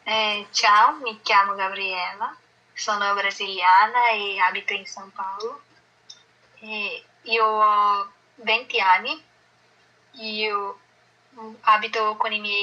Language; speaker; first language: Italian; non-native, learner; Portuguese